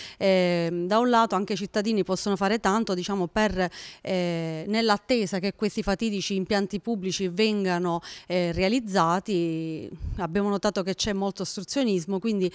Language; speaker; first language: Italian; native; Italian